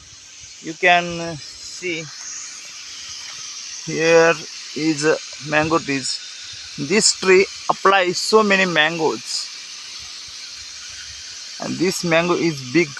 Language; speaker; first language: English; non-native, learner; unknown